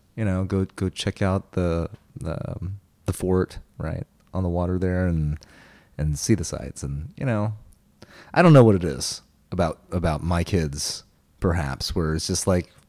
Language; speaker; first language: English; early bilingual, other home language; Korean